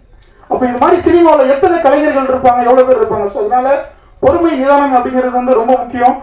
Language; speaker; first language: Tamil; native; Tamil